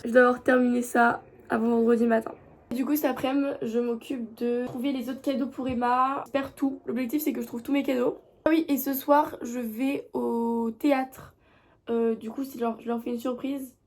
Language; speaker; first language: French; native; French